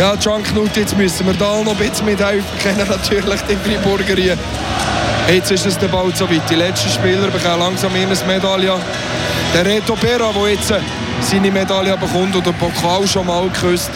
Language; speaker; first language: German; native; German